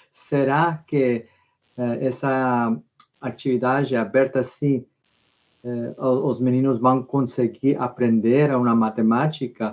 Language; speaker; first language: Portuguese; non-native, fluent; Spanish